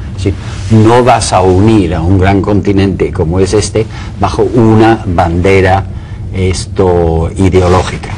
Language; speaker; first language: Spanish; non-native, fluent; English